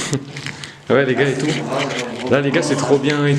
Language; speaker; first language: French; native; French